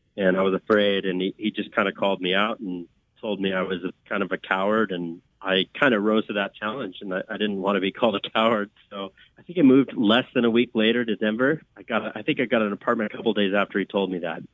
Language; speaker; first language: English; native; English